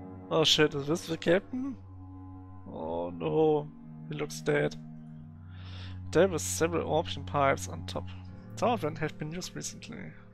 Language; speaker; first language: English; non-native, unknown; German